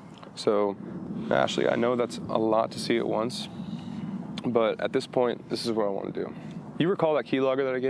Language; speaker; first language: English; native; English